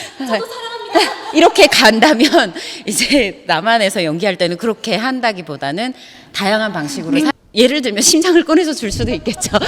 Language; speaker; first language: Korean; native; Korean